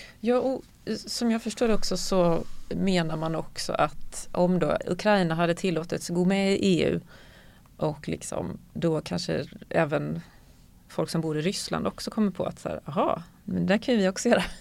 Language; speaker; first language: Swedish; native; Swedish